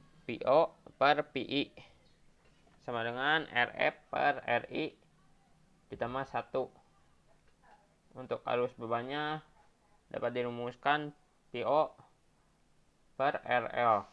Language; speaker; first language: Indonesian; native; Indonesian